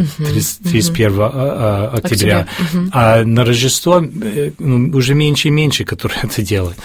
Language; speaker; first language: Russian; early bilingual, heritage; Russian